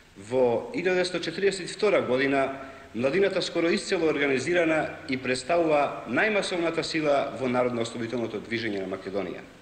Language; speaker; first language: Macedonian; native; Macedonian